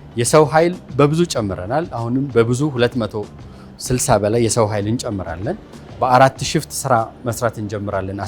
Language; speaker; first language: Amharic; native; Amharic